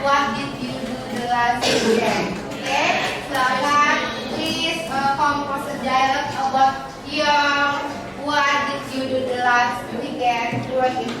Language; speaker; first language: English; non-native, learner; Indonesian